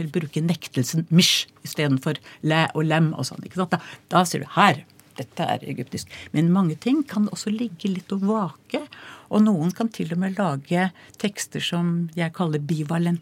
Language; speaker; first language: Norwegian; native; Norwegian